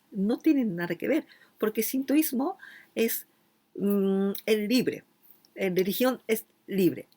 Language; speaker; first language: Spanish; non-native, fluent; Japanese